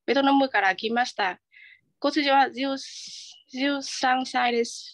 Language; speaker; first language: Japanese; non-native, learner; Vietnamese